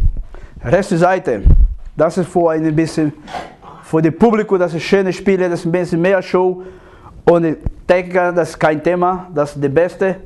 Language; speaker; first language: German; non-native, learner; Portuguese